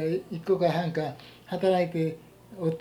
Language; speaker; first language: Japanese; native; Japanese